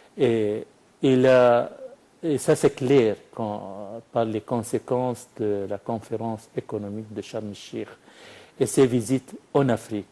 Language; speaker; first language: French; non-native, fluent; Arabic